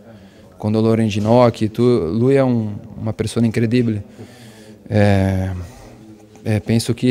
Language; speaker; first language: Italian; non-native, learner; Portuguese